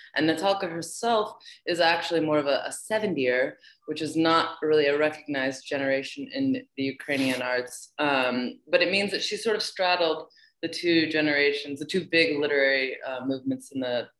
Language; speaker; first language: English; native; English